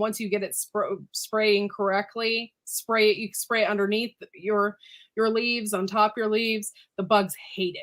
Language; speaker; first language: English; native; English